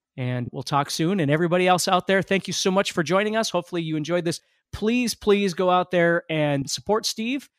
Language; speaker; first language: English; native; English